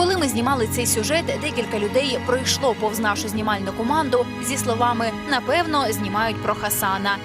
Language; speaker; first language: Ukrainian; native; Ukrainian